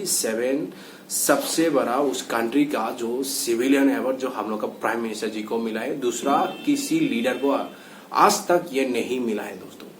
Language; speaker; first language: Hindi; non-native, local second language; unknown